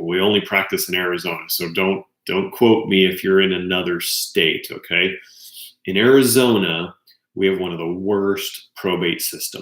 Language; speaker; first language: English; native; English